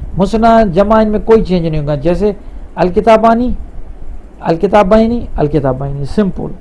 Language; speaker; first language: Urdu; non-native, local second language; Punjabi